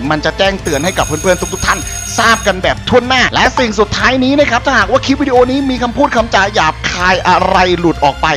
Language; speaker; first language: Thai; native; Thai